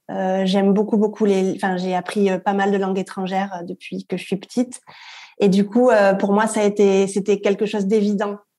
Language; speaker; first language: French; native; French